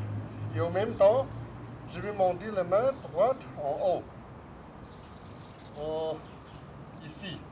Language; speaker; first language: French; non-native, fluent; Chinese